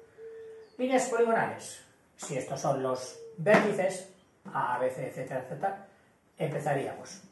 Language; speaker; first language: Spanish; native; Spanish